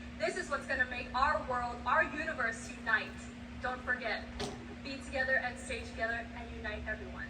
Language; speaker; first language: English; non-native, fluent; Thai